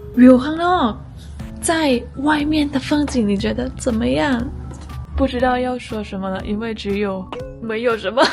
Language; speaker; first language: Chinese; non-native, learner; Thai